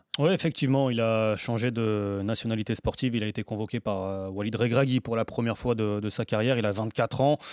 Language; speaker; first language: French; native; French